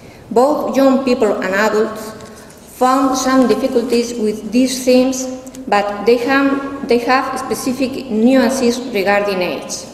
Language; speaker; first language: English; non-native, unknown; Spanish